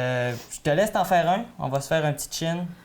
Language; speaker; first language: French; native; French